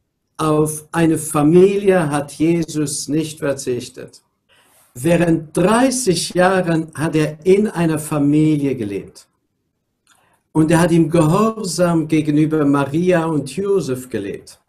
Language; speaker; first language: German; non-native, local second language; Luxembourgish